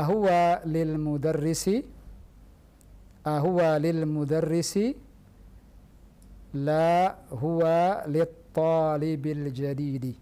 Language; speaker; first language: Arabic; non-native, fluent; Indonesian